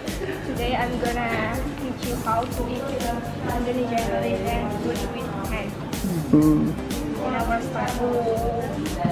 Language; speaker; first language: English; non-native, learner; Indonesian